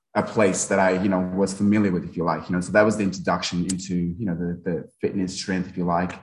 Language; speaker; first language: English; early bilingual, other home language; Nepali